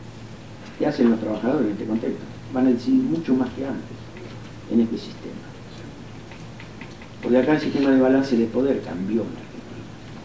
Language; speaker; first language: Spanish; native; Spanish